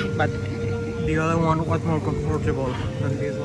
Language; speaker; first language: English; non-native, learner; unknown